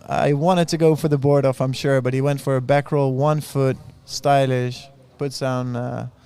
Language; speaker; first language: English; non-native, fluent; Dutch